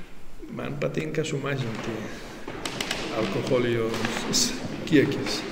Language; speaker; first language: Lithuanian; non-native, learner; Spanish